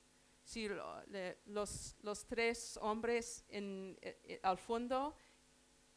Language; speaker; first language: Spanish; non-native, learner; English